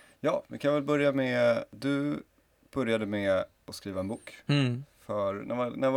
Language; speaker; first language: Swedish; native; Swedish